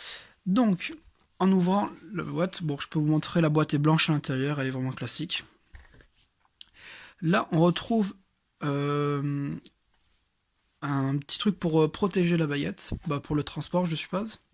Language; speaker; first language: French; native; French